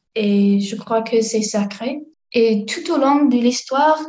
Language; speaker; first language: French; non-native, fluent; English